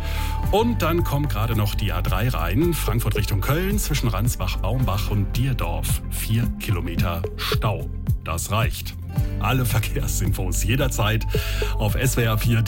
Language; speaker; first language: German; native; German